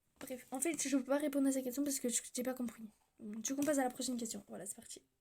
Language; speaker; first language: French; native; French